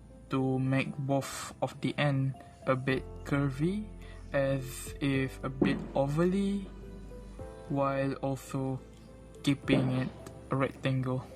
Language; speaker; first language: English; non-native, local second language; Malay